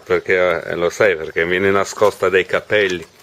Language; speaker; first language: Italian; native; Italian